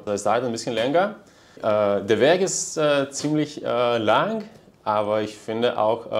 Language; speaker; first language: German; non-native, fluent; Lithuanian